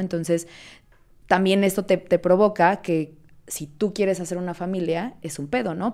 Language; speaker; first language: Spanish; native; Spanish